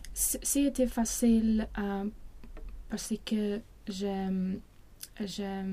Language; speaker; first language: French; non-native, learner; Swedish